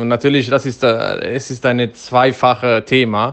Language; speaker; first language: German; non-native, fluent; Dutch